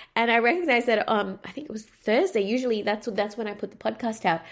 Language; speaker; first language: English; native; English